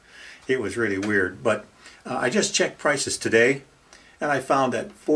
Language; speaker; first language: English; native; English